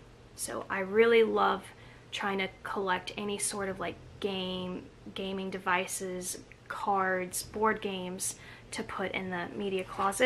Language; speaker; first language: English; native; English